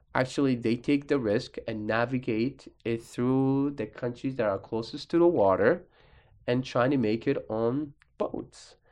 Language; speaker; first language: English; early bilingual, other home language; Arabic